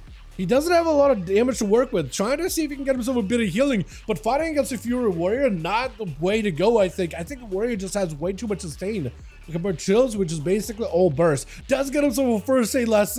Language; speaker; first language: English; native; English